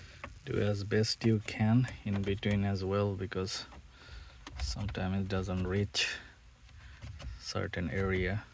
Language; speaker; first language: English; non-native, fluent; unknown